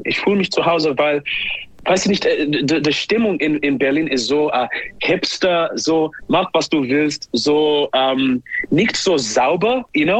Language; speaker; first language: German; non-native, learner; English